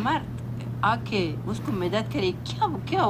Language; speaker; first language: Hindi; non-native, learner; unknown